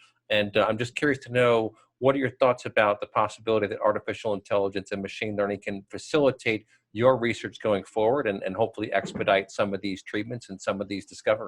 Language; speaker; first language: English; native; English